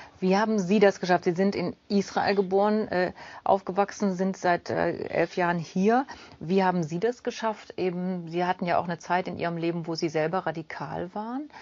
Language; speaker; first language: German; native; German